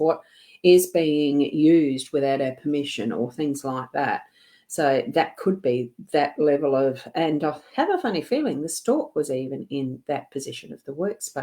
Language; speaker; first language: English; native; English